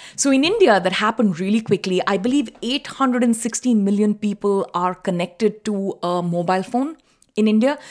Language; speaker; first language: English; non-native, local second language; Tamil